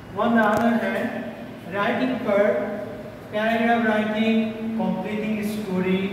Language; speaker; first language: English; non-native, local second language; Bangla